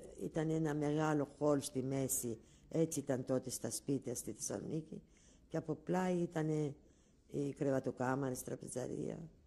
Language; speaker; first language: Greek; non-native, local second language; Ladino